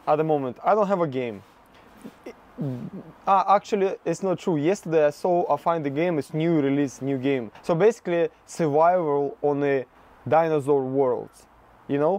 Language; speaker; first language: English; non-native, fluent; Russian